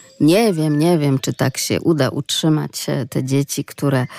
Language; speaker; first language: Polish; native; Polish